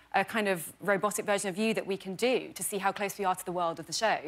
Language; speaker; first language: English; native; English